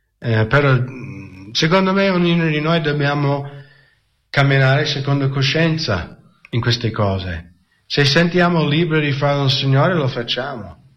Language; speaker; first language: Italian; non-native, fluent; English